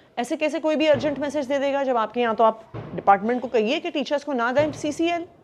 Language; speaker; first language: Hindi; native; Hindi